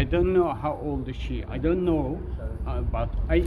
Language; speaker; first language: English; non-native, learner; Persian